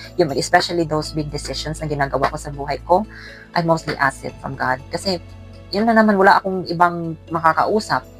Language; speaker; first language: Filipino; non-native, local second language; Cebuano